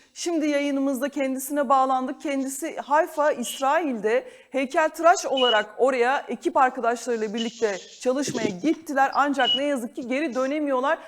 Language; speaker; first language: Turkish; native; Turkish